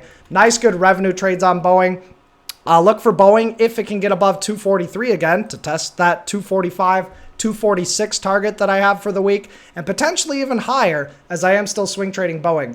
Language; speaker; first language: English; native; English